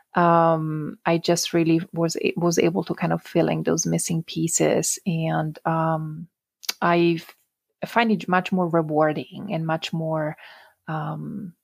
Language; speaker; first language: English; non-native, fluent; Italian